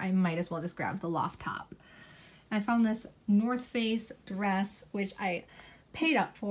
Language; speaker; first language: English; native; English